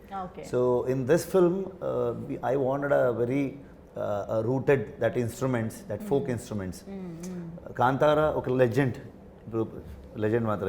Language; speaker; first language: Telugu; non-native, learner; Kannada